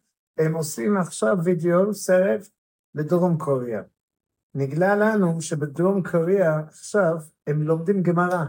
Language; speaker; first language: Hebrew; non-native, fluent; English